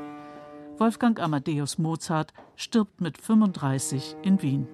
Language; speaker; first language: German; native; German